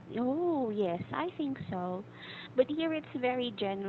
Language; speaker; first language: English; non-native, fluent; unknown